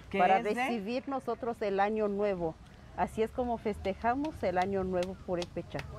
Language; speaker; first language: Spanish; non-native, local second language; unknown